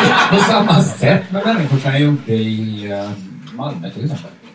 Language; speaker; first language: Swedish; native; Swedish